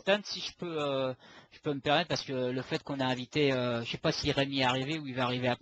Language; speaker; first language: French; native; French